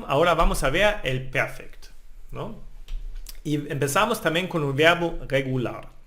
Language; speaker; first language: Spanish; non-native, fluent; German